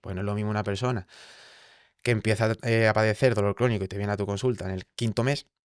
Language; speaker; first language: Spanish; native; Spanish